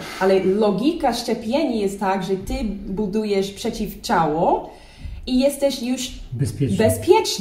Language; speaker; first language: Polish; non-native, learner; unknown